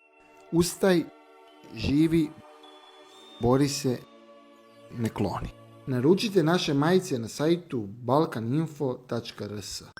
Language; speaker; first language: Serbian; native; Serbian